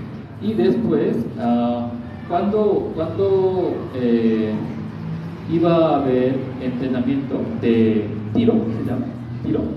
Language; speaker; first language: Spanish; non-native, learner; Korean